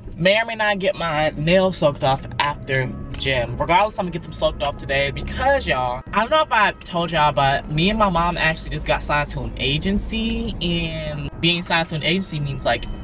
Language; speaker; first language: English; native; English